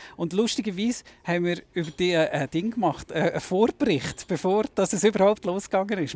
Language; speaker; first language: German; native; German